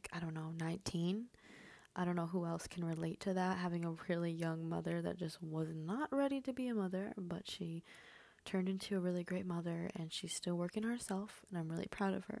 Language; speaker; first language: English; early bilingual, other home language; Spanish